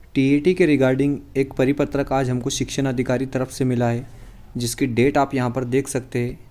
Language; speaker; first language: Hindi; non-native, local second language; Marathi